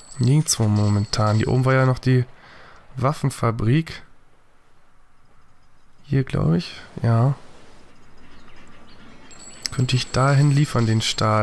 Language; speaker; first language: German; native; German